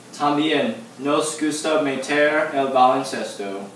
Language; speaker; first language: Spanish; non-native, learner; English